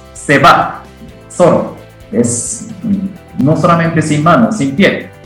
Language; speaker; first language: Spanish; non-native, fluent; Japanese